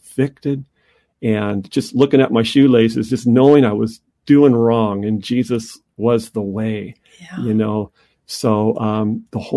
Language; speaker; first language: English; native; English